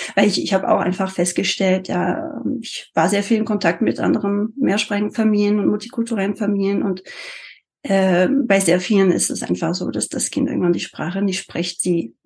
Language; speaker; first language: German; non-native, fluent; French